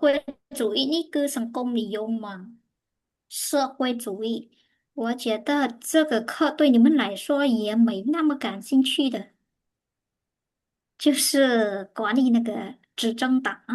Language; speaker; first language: Chinese; non-native, fluent; Khmer